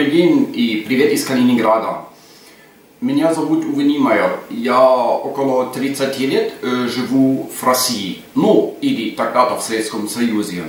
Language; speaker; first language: Russian; non-native, fluent; German